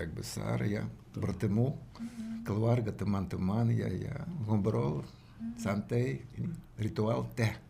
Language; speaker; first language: Indonesian; non-native, learner; Russian